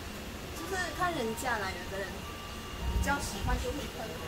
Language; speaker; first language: Chinese; non-native, fluent; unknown